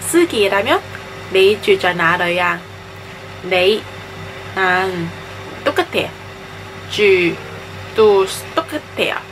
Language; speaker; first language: Korean; non-native, fluent; Cantonese